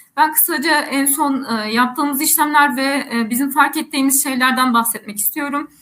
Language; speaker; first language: Turkish; native; Turkish